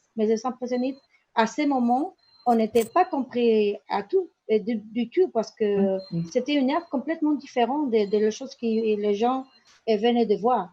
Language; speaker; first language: French; non-native, learner; Spanish